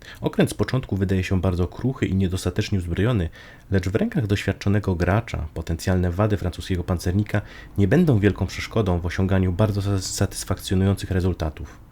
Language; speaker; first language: Polish; native; Polish